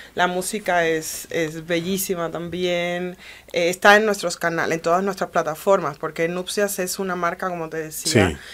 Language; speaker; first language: Spanish; native; Spanish